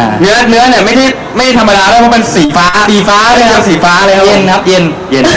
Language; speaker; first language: Thai; native; Thai